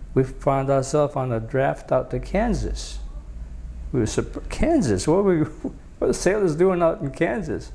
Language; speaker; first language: English; native; English